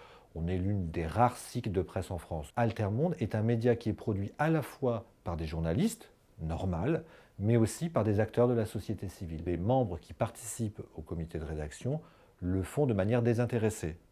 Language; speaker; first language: French; native; French